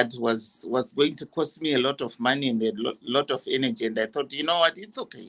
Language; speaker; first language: English; non-native, local second language; Shona